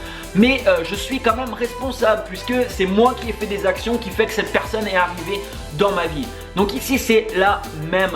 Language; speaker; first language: French; native; French